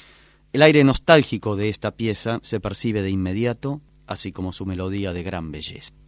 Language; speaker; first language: Spanish; native; Spanish